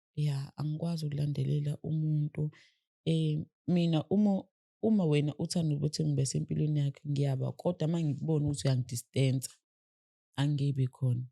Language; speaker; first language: Zulu; native; Zulu